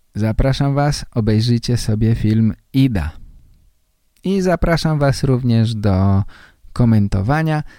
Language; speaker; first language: Polish; native; Polish